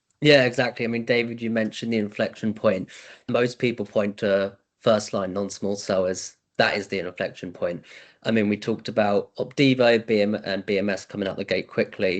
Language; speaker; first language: English; native; English